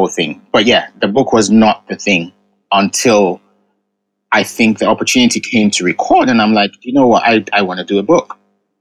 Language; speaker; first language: English; non-native, local second language; Ga